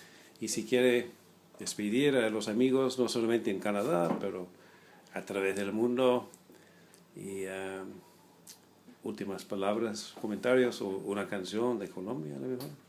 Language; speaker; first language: Spanish; non-native, fluent; English